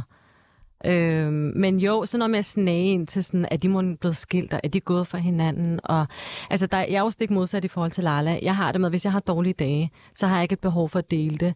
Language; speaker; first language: Danish; early bilingual, other home language; Turkish